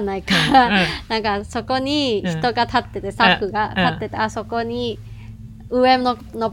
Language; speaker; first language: Japanese; non-native, fluent; Cantonese